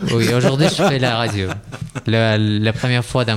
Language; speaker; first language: French; non-native, fluent; Russian